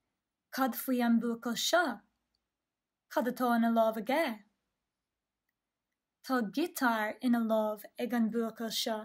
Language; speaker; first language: Irish; non-native, local second language; English